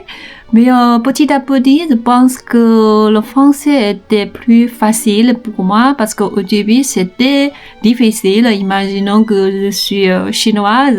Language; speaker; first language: French; non-native, learner; Chinese